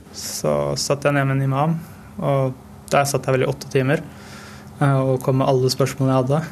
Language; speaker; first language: Norwegian; native; Norwegian